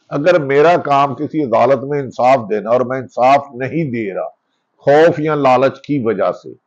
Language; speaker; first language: Urdu; non-native, local second language; Punjabi